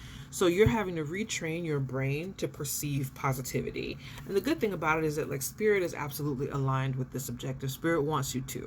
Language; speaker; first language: English; native; English